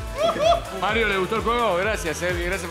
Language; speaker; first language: Spanish; native; Spanish